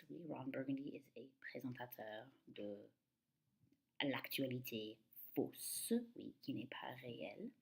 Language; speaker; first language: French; non-native, fluent; English